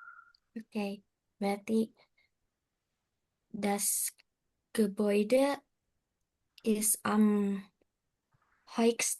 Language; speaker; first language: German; non-native, learner; Indonesian